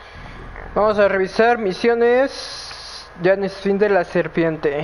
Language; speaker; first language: Spanish; native; Spanish